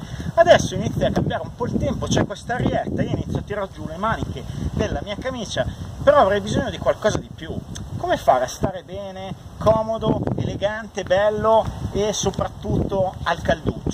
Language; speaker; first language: Italian; native; Italian